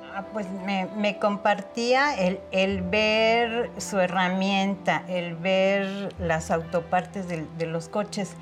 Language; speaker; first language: Spanish; native; Spanish